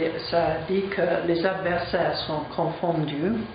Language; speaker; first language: French; non-native, fluent; English